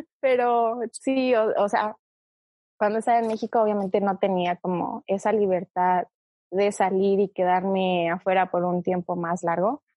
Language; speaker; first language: Spanish; early bilingual, other home language; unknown